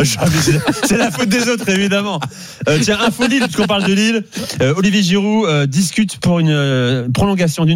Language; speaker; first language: French; native; French